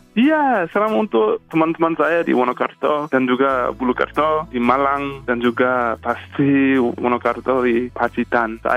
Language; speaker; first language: Indonesian; non-native, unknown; English